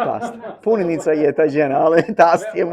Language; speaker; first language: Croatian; non-native, learner; English